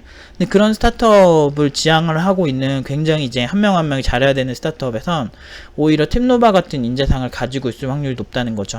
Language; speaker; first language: Korean; native; Korean